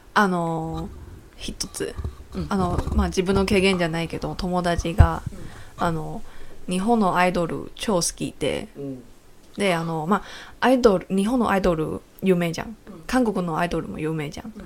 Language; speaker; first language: Japanese; non-native, learner; Chinese